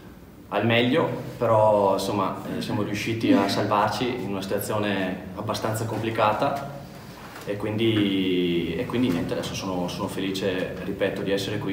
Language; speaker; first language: Italian; native; Italian